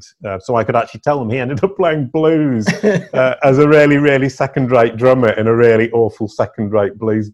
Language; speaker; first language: English; native; English